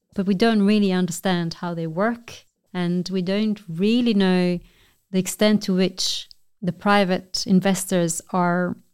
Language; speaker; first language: English; non-native, fluent; Albanian